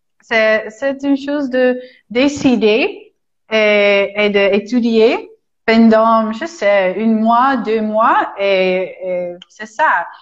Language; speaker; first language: French; non-native, fluent; Dutch